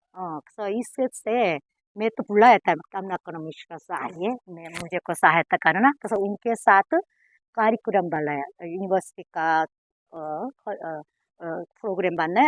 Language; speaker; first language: Hindi; non-native, learner; Korean